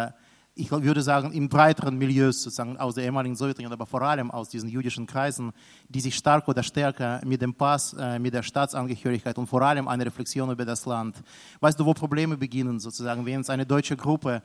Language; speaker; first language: German; non-native, fluent; Russian